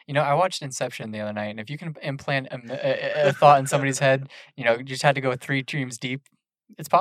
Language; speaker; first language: English; native; English